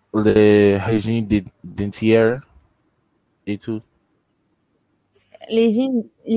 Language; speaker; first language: French; non-native, learner; English